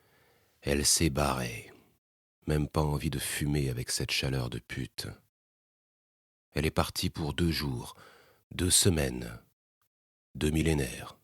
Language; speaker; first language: French; native; French